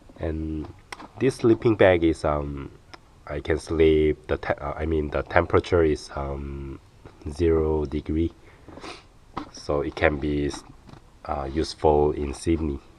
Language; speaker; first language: English; non-native, learner; Korean